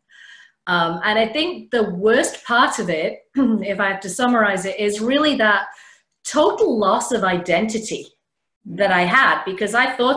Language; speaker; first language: English; native; English